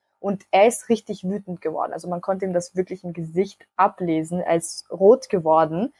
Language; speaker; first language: German; early bilingual, other home language; Macedonian